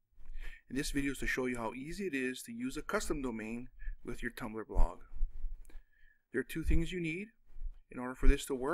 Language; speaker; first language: English; native; English